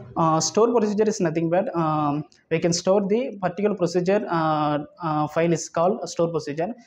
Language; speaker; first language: English; non-native, local second language; Tamil